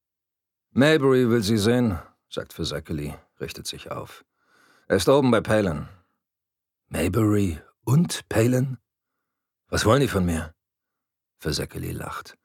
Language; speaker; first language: German; native; German